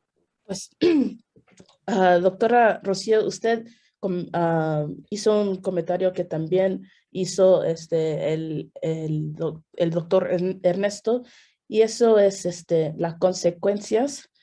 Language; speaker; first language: Spanish; non-native, fluent; English